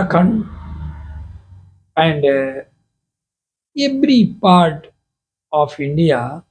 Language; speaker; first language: English; non-native, local second language; Hindi